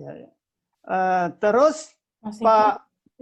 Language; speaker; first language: Indonesian; native; Indonesian